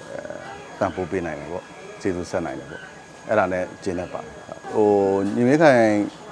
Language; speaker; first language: Burmese; non-native, local second language; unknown